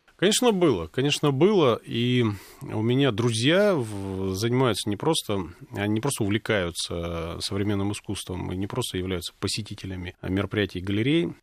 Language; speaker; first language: Russian; native; Russian